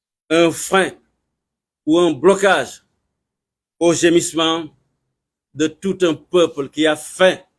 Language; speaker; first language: French; non-native, local second language; Wolof